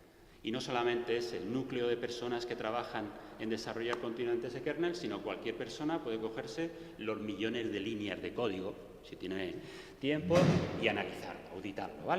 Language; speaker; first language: Spanish; native; Spanish